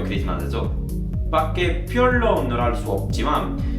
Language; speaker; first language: Korean; non-native, learner; Spanish